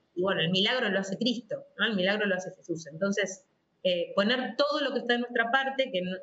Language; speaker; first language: Spanish; native; Spanish